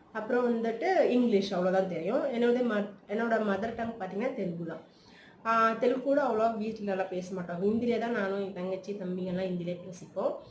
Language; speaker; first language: Tamil; non-native, local second language; Telugu